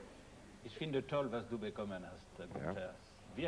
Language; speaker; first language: German; non-native, fluent; French